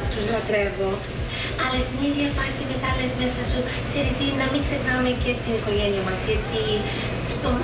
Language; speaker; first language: Greek; early bilingual, heritage; Greek